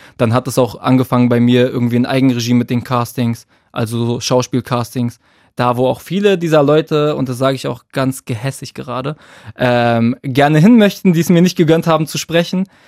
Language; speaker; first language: German; early bilingual, other home language; Arabic